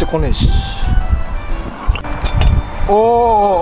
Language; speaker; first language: Japanese; native; Japanese